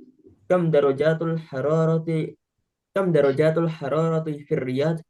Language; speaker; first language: Arabic; non-native, learner; Indonesian